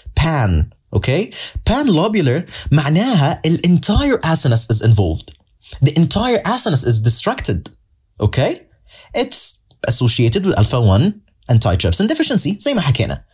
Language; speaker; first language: English; non-native, fluent; Arabic